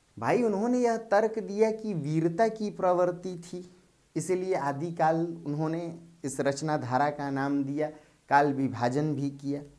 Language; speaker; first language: Hindi; native; Hindi